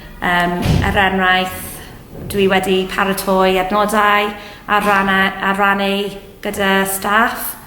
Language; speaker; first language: Welsh; non-native, local second language; English